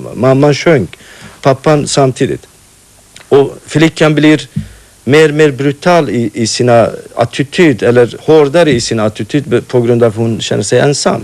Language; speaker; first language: Swedish; non-native, fluent; Kurdish